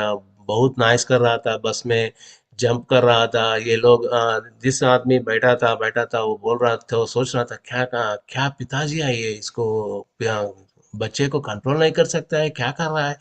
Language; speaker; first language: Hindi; non-native, local second language; Telugu